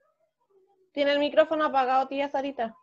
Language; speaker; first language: Spanish; native; Spanish